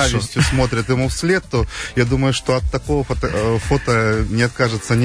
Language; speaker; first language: Russian; native; Russian